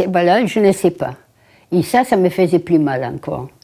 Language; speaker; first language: French; non-native, fluent; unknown